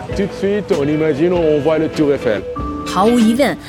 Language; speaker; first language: French; non-native, fluent; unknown